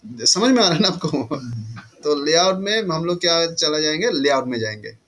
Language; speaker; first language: Hindi; non-native, local second language; Bangla